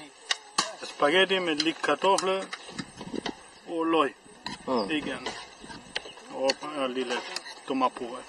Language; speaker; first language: Danish; non-native, fluent; Spanish